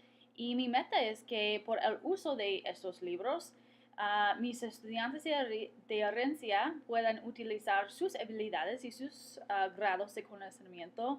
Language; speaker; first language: Spanish; non-native, fluent; English